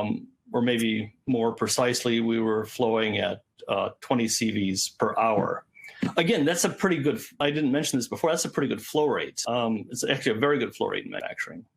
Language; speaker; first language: English; native; English